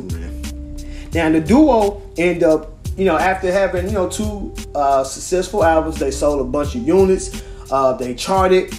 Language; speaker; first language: English; native; English